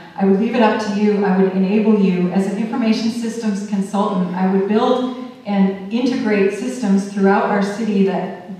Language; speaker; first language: English; native; English